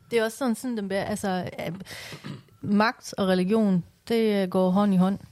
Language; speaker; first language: Danish; early bilingual, other home language; Persian